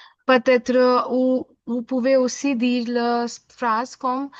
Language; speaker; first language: French; non-native, fluent; Hindi